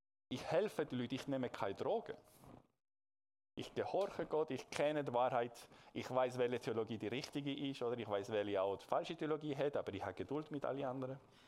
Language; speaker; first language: German; non-native, fluent; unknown